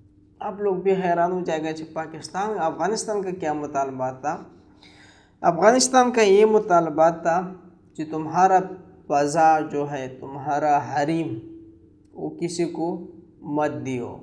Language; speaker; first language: Hindi; non-native, local second language; Pashto